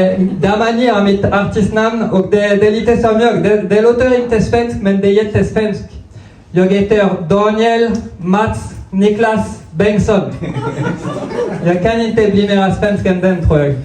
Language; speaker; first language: Swedish; non-native, fluent; French